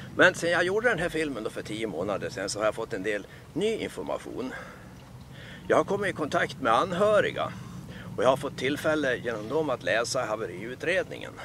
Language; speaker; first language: Swedish; native; Swedish